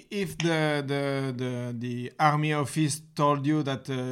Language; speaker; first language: English; non-native, learner; French